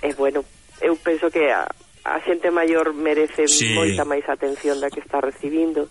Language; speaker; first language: Galician; native; Galician